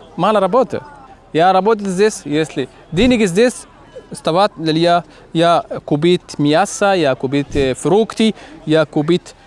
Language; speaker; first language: Russian; non-native, learner; Arabic